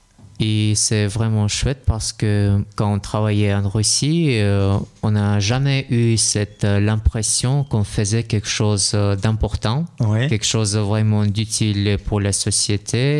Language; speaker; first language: French; non-native, learner; Russian